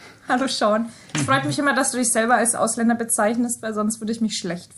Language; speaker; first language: German; native; German